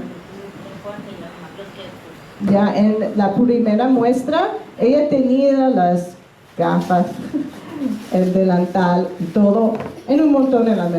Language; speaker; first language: Spanish; non-native, fluent; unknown